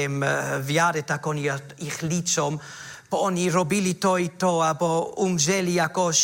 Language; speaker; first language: Polish; non-native, fluent; German